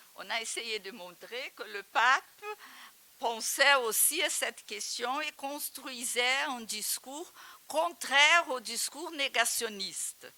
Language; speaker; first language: French; non-native, fluent; Portuguese